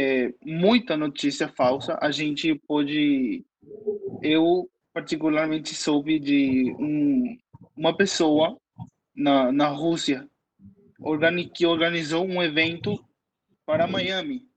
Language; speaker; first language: Portuguese; non-native, fluent; Spanish